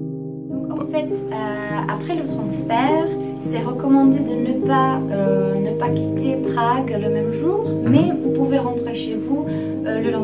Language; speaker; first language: French; non-native, fluent; Czech